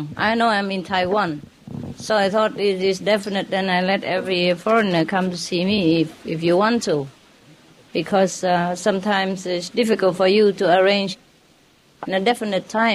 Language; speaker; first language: English; non-native, fluent; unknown